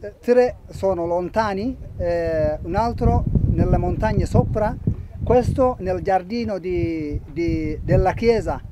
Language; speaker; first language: Italian; non-native, learner; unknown